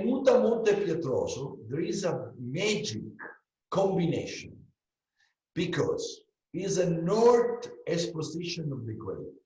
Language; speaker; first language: English; non-native, learner; Italian